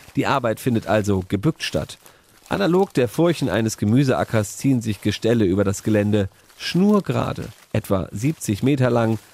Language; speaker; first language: German; native; German